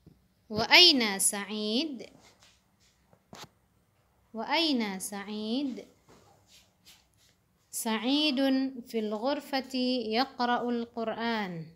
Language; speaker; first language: Arabic; non-native, fluent; Indonesian